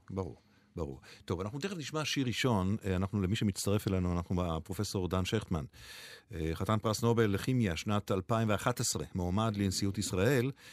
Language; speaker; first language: Hebrew; native; Hebrew